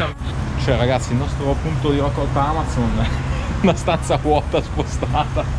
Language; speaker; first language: Italian; native; Italian